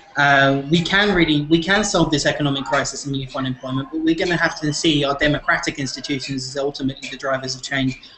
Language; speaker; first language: English; native; English